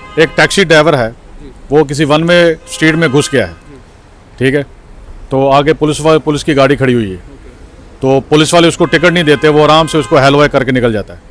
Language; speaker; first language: Urdu; native; Urdu